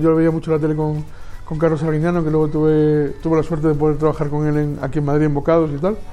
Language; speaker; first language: Spanish; native; Spanish